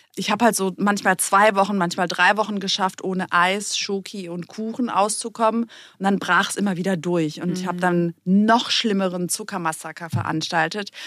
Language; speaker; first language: German; early bilingual, other home language; Greek